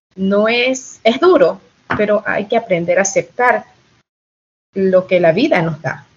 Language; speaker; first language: Spanish; early bilingual, heritage; Spanish